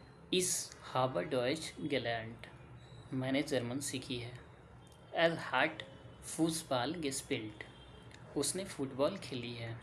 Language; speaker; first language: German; non-native, learner; Hindi